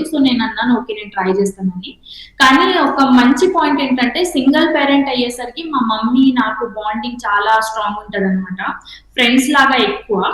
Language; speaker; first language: Telugu; non-native, local second language; Hindi